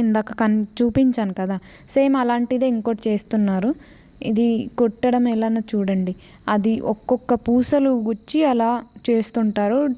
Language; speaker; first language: Telugu; non-native, local second language; Lambadi